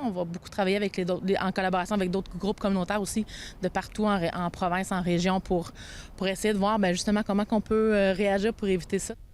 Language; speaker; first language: French; native; French